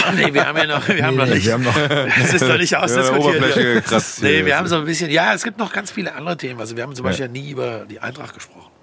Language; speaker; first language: German; native; German